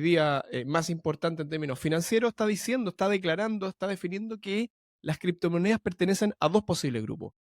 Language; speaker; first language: Spanish; native; Spanish